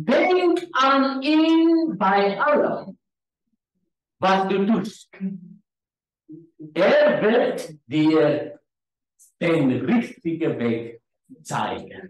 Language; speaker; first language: German; non-native, learner; Afrikaans